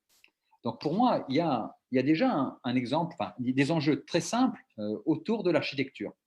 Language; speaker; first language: French; native; French